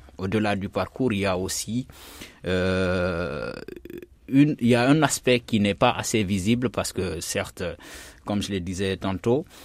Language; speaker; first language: French; non-native, local second language; Fula